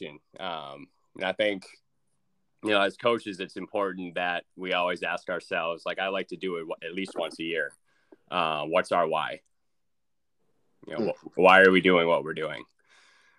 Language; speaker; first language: English; native; English